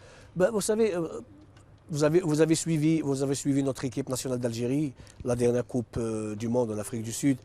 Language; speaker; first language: French; non-native, local second language; Arabic